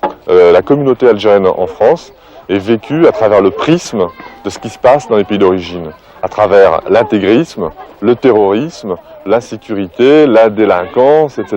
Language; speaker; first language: French; native; French